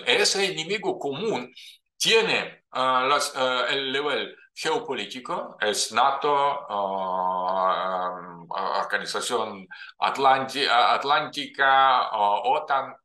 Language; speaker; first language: Spanish; non-native, fluent; Russian